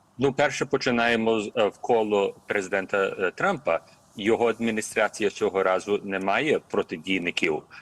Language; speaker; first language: Ukrainian; early bilingual, heritage; Ukrainian